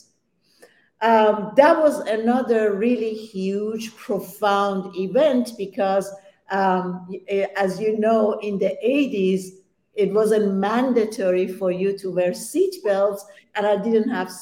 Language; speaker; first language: English; non-native, fluent; Persian